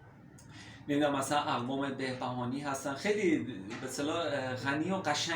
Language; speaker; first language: Persian; native; Persian